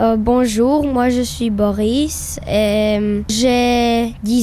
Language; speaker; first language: French; non-native, learner; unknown